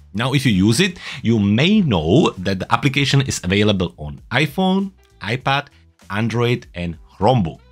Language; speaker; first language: English; non-native, fluent; Czech